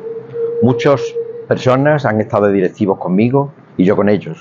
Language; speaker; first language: Spanish; native; Spanish